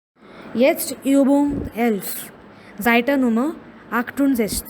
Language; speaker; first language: German; non-native, fluent; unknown